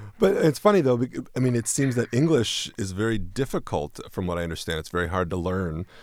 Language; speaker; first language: English; native; English